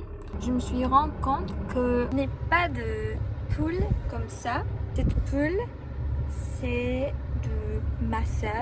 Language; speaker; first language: French; non-native, learner; Spanish